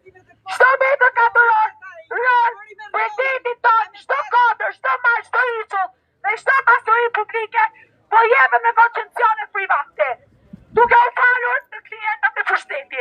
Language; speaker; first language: Albanian; native; Albanian